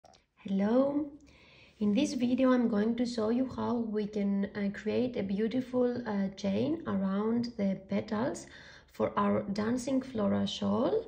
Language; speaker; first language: English; non-native, fluent; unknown